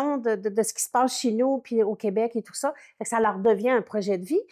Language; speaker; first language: French; native; French